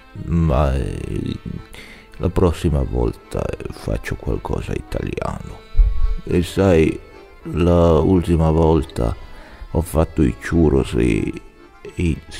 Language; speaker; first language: Italian; non-native, learner; Swedish